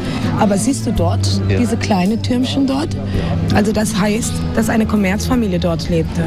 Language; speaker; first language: German; non-native, fluent; Spanish